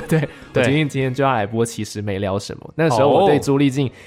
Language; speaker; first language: Chinese; native; Chinese